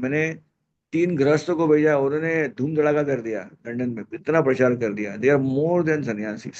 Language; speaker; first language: Hindi; non-native, local second language; Marathi